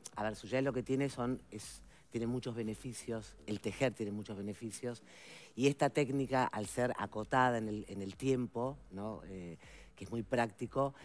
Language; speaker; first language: Spanish; native; Spanish